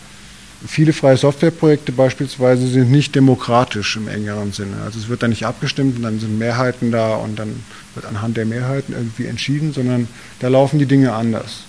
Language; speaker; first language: German; native; German